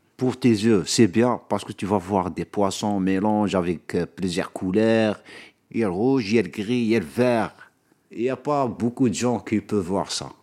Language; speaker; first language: French; non-native, local second language; Arabic